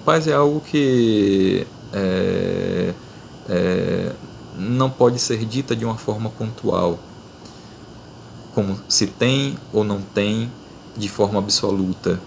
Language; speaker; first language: Portuguese; native; Portuguese